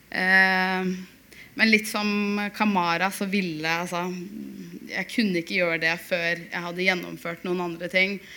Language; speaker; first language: Norwegian; early bilingual, other home language; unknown